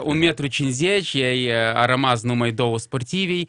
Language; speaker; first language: Romanian; non-native, local second language; Russian